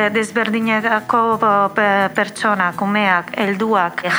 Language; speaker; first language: Basque; non-native, fluent; Italian